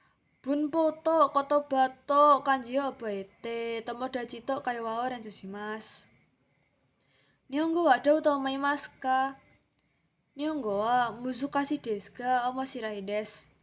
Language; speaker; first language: Japanese; non-native, learner; Indonesian